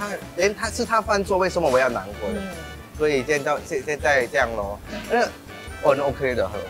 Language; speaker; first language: Chinese; non-native, local second language; Tamil